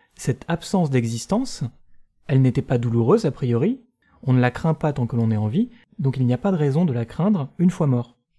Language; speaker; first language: French; native; French